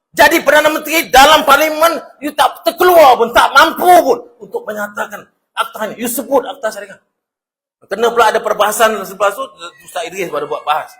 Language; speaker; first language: Malay; native; Malay